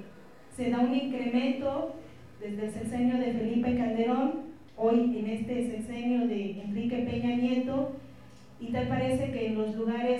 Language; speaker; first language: Spanish; native; Spanish